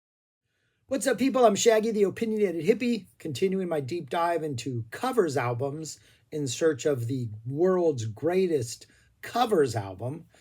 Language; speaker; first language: English; native; English